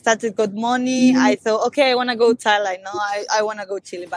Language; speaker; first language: English; non-native, fluent; Spanish